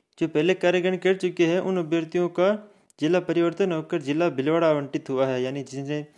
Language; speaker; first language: Hindi; native; Hindi